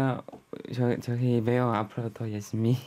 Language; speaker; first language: Korean; non-native, learner; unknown